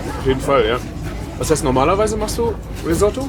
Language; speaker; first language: German; native; German